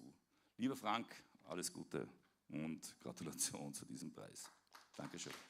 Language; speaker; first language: German; native; German